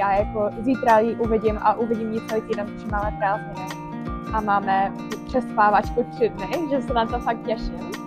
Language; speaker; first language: Czech; early bilingual, heritage; Czech